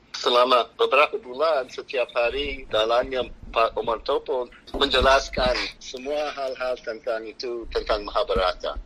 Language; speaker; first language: Indonesian; non-native, fluent; English